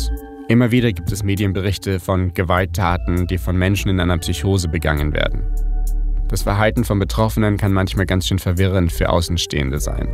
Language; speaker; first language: German; native; German